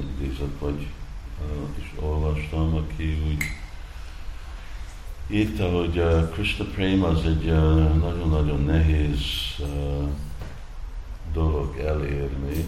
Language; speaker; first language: Hungarian; non-native, fluent; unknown